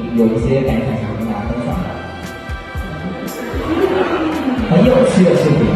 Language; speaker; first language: Chinese; native; Chinese